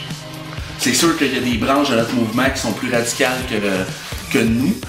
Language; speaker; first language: French; native; French